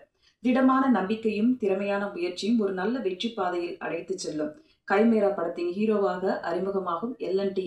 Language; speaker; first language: Tamil; native; Tamil